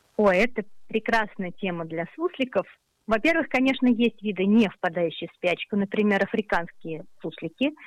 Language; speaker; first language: Russian; native; Russian